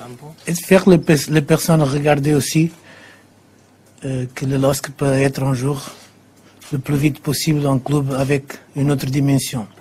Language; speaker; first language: French; non-native, fluent; Portuguese